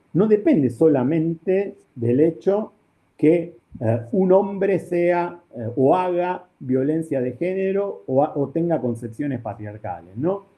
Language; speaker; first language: Spanish; native; Spanish